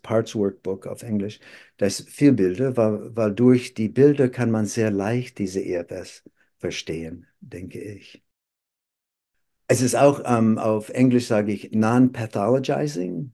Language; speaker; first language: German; non-native, fluent; English